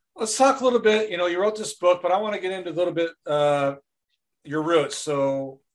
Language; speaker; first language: English; native; English